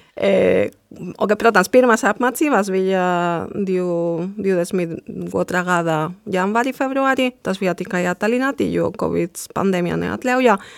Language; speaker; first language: Latvian; non-native, fluent; Spanish